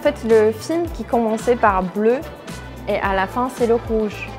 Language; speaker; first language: French; non-native, fluent; Chinese